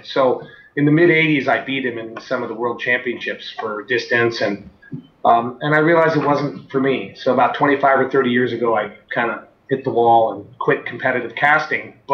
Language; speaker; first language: English; native; English